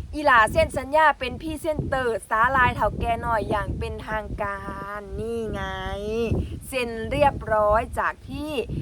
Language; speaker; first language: Thai; non-native, local second language; Northeastern Thai